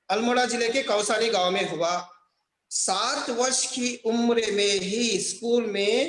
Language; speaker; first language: Hindi; non-native, local second language; Telugu